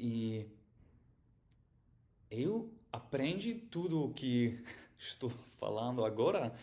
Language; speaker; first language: Portuguese; non-native, learner; German